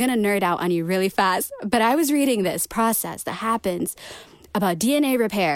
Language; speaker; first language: English; native; English